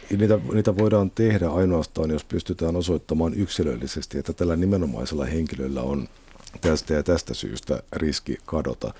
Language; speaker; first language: Finnish; native; Finnish